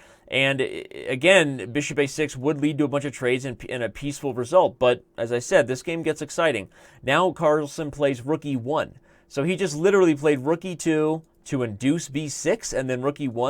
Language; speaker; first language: English; native; English